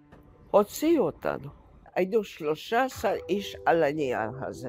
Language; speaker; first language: Hebrew; non-native, fluent; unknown